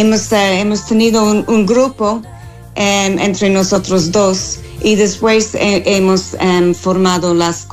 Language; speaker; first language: Spanish; non-native, fluent; English